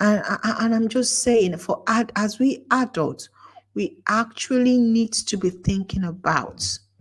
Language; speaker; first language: English; non-native, local second language; Igbo